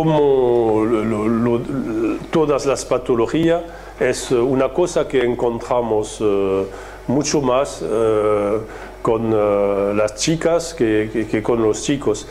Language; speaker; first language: Spanish; non-native, fluent; French